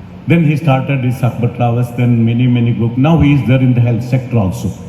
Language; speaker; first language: English; non-native, local second language; Malayalam